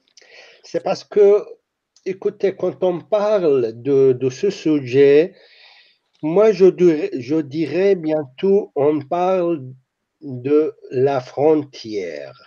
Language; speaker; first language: French; non-native, fluent; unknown